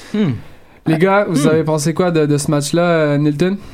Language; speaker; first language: French; native; French